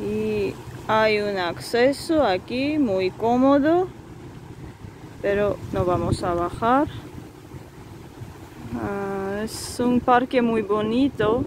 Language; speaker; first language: Spanish; non-native, fluent; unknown